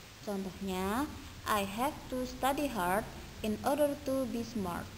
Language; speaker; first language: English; non-native, fluent; Indonesian